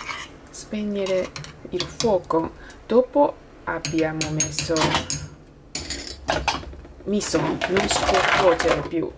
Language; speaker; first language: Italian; non-native, learner; Japanese